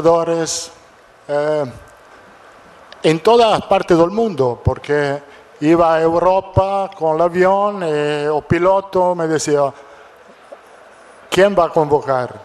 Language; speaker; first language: Portuguese; non-native, fluent; Italian